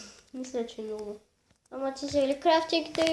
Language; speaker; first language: Bulgarian; native; Bulgarian